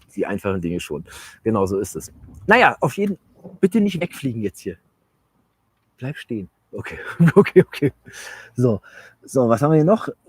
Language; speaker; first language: German; native; German